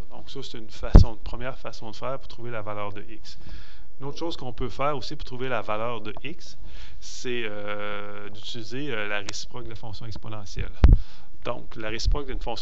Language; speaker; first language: French; native; French